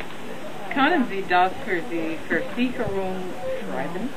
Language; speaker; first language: German; non-native, learner; English